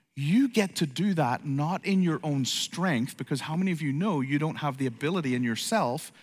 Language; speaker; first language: English; native; English